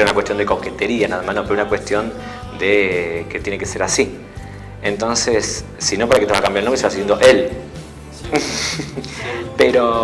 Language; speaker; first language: Spanish; native; Spanish